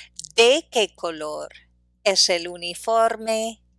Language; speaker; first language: Spanish; non-native, fluent; English